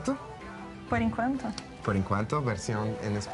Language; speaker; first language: Portuguese; non-native, learner; Spanish